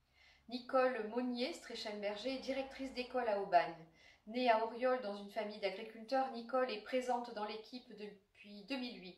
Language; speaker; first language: French; native; French